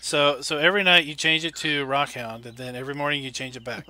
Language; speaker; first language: English; native; English